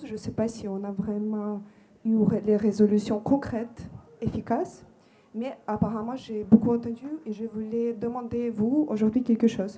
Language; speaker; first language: French; non-native, fluent; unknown